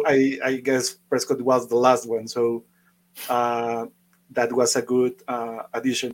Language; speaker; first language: English; non-native, fluent; Spanish